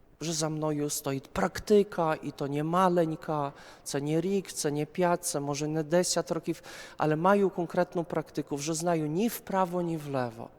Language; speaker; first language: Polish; non-native, learner; Ukrainian